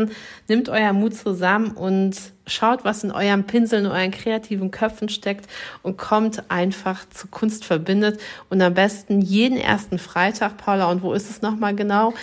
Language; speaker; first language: German; native; German